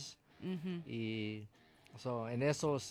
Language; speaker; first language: Spanish; non-native, learner; English